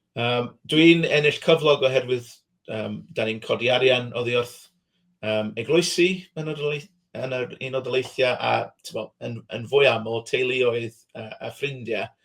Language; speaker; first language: Welsh; non-native, fluent; English